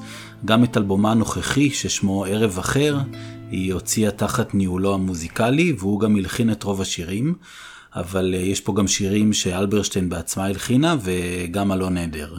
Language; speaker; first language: Hebrew; native; Hebrew